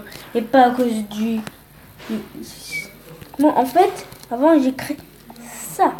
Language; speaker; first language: French; early bilingual, other home language; Polish